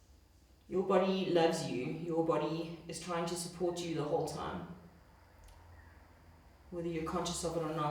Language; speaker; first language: English; native; English